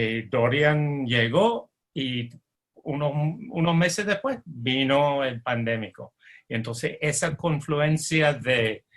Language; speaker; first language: Spanish; non-native, fluent; English